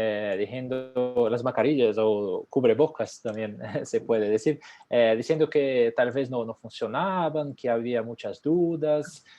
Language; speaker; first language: Spanish; non-native, fluent; Portuguese